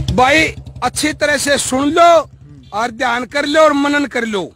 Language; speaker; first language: Hindi; native; Hindi